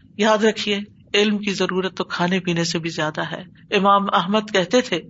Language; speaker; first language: Urdu; native; Urdu